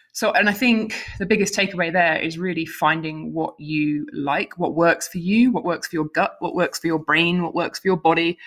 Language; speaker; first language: English; native; English